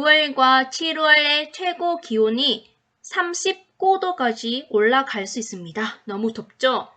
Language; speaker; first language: Korean; non-native, fluent; Vietnamese